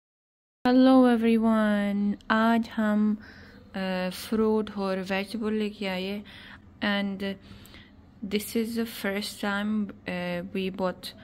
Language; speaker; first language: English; non-native, fluent; Chinese